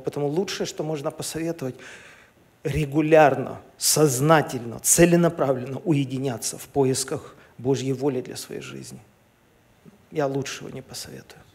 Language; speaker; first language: Russian; native; Russian